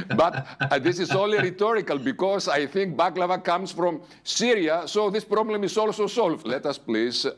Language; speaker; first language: English; non-native, fluent; Greek